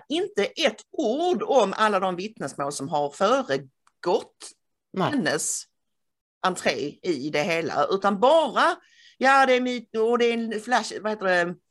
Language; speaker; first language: Swedish; native; Swedish